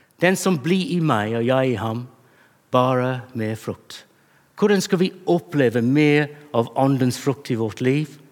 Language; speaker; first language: Norwegian; non-native, fluent; English